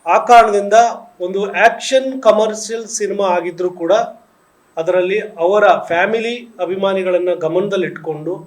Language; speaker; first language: Kannada; native; Kannada